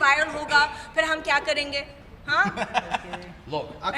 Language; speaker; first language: Hindi; non-native, fluent; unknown